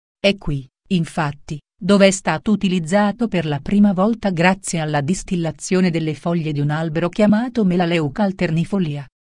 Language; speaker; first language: Italian; native; Italian